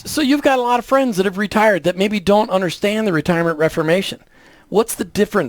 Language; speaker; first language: English; native; English